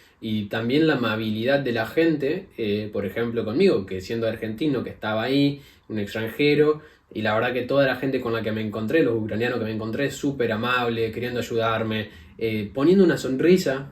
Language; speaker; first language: Spanish; native; Spanish